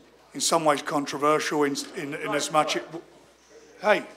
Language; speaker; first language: English; native; English